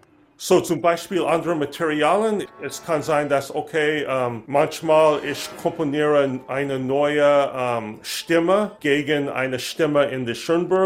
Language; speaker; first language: German; non-native, learner; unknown